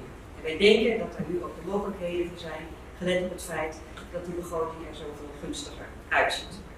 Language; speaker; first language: Dutch; non-native, local second language; Papiamento